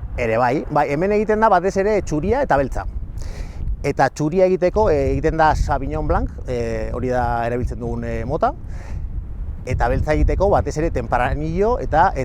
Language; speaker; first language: Basque; non-native, local second language; Spanish